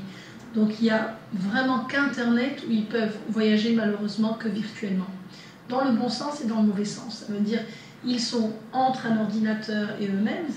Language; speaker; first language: French; non-native, local second language; Arabic